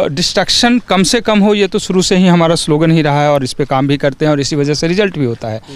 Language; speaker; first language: Hindi; native; Hindi